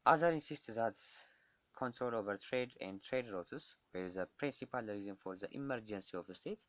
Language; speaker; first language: English; non-native, local second language; Amharic